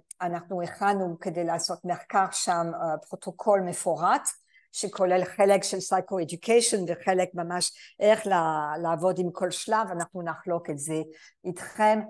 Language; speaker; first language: Hebrew; non-native, fluent; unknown